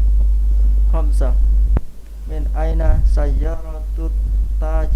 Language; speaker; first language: Arabic; non-native, learner; Indonesian